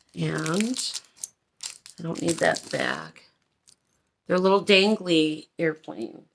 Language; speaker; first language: English; native; English